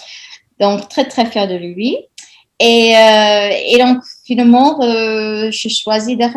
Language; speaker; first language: French; non-native, fluent; English